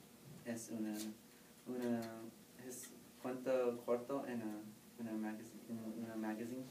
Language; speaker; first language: Spanish; non-native, learner; English